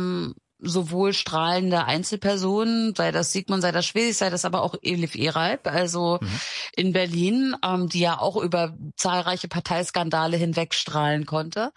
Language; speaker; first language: German; native; German